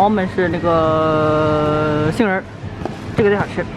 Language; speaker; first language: Chinese; native; Chinese